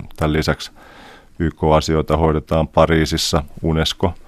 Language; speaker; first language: Finnish; native; Finnish